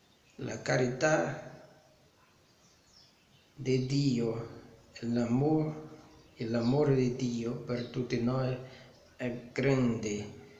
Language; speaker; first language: Italian; non-native, learner; Portuguese